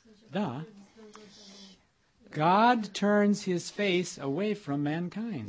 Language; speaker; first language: English; native; English